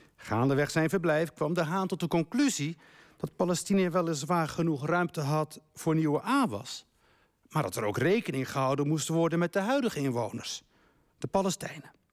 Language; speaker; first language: Dutch; early bilingual, other home language; Riffian